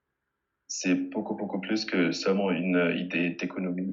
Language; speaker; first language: French; non-native, fluent; German